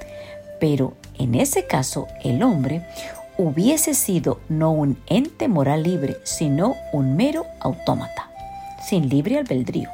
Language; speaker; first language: Spanish; native; Spanish